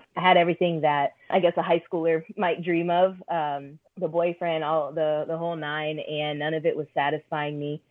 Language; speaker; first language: English; native; English